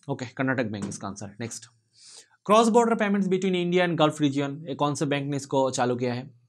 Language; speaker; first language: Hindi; non-native, local second language; Bangla